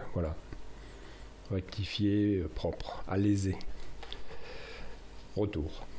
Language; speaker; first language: French; native; French